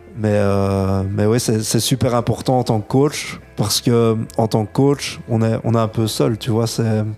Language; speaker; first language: French; early bilingual, other home language; Italian